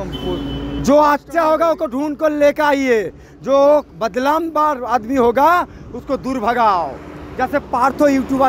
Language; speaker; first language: Hindi; non-native, local second language; Bangla